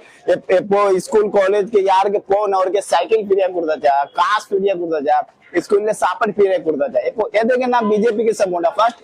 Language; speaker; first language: Tamil; non-native, local second language; Hindi